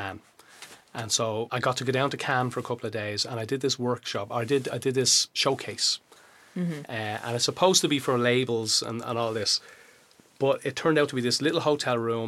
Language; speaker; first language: English; native; English